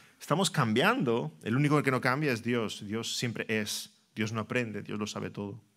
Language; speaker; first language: Spanish; native; Spanish